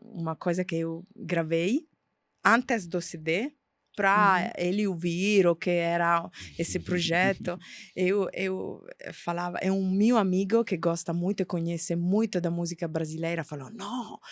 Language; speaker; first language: Portuguese; non-native, fluent; Italian